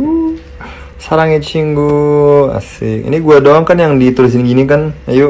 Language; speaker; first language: Indonesian; native; Indonesian